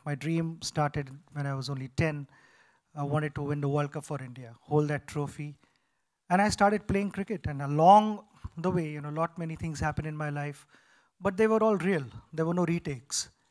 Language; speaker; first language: English; non-native, local second language; Marathi